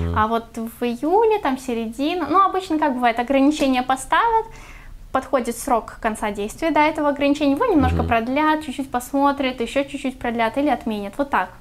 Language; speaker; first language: Russian; native; Russian